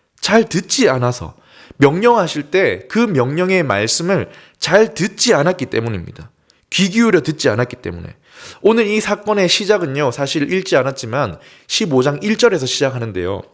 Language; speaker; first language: Korean; native; Korean